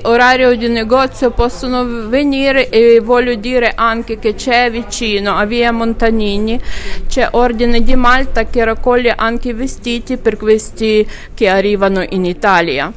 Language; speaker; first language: Italian; non-native, learner; Ukrainian